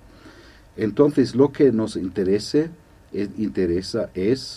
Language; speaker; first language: Spanish; non-native, fluent; German